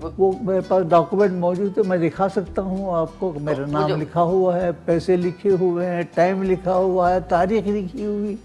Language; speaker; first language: Urdu; native; Urdu